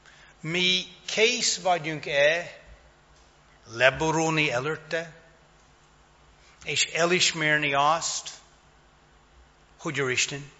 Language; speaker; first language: Hungarian; non-native, fluent; English